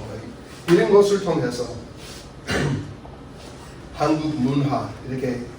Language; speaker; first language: Korean; non-native, fluent; English